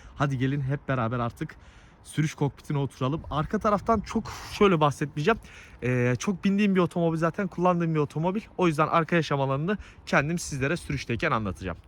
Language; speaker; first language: Turkish; native; Turkish